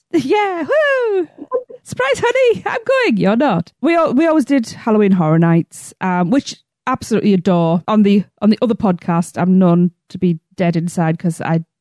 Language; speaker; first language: English; native; English